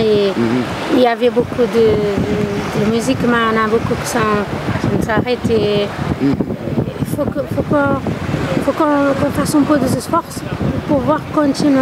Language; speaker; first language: French; non-native, learner; Kabuverdianu